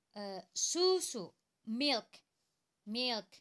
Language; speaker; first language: Spanish; non-native, learner; Indonesian